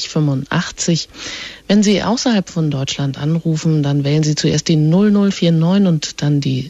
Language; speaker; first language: German; native; German